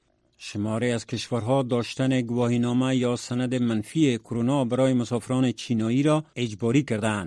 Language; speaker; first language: Persian; native; Persian